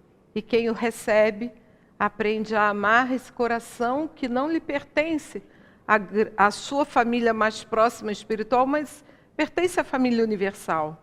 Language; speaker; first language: Portuguese; native; Portuguese